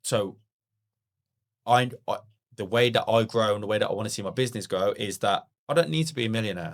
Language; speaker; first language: English; native; English